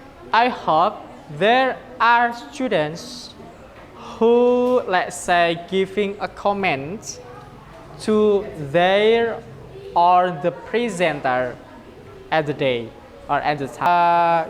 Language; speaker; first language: English; non-native, learner; Indonesian